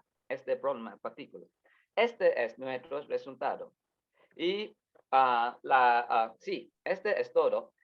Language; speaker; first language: Spanish; non-native, learner; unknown